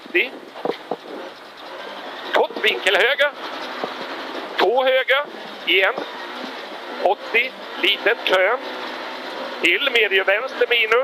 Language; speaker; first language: Swedish; native; Swedish